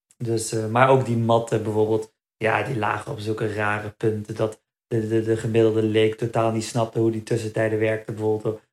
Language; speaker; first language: Dutch; early bilingual, other home language; Berber languages